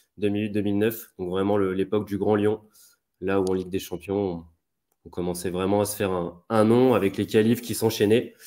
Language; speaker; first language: French; native; French